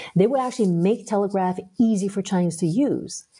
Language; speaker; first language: English; early bilingual, other home language; Chinese